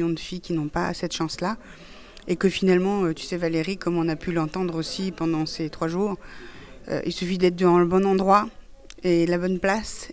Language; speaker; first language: French; early bilingual, other home language; Persian